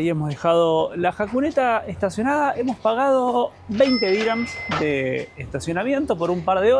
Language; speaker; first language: Spanish; native; Spanish